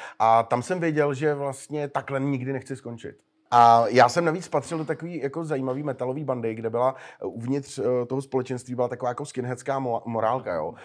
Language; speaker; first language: Czech; native; Czech